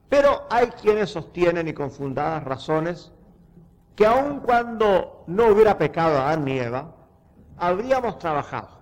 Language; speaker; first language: Spanish; native; Spanish